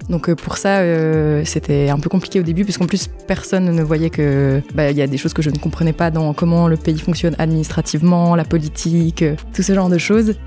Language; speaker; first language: French; native; French